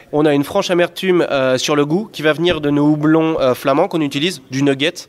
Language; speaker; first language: French; native; French